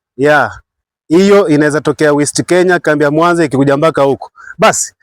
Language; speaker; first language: Swahili; native; Swahili